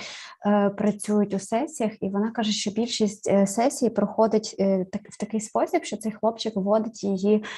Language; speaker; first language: Ukrainian; native; Ukrainian